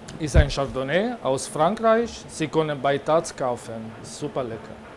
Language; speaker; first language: German; non-native, learner; Italian